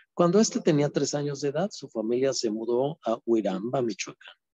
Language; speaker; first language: Spanish; native; Spanish